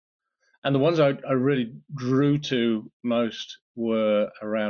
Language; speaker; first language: English; native; English